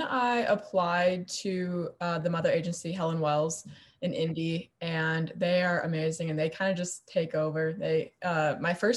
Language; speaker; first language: English; native; English